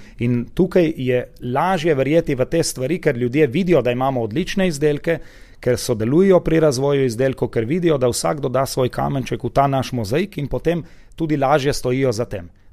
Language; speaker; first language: Slovenian; native; Slovenian